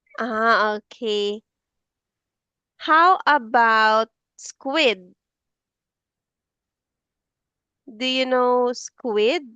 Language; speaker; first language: English; non-native, fluent; Filipino